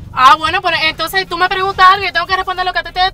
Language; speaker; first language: Spanish; native; Spanish